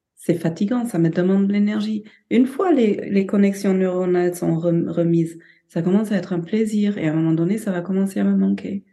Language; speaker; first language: French; non-native, fluent; German